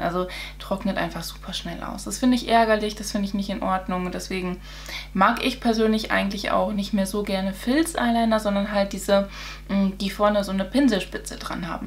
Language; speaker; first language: German; native; German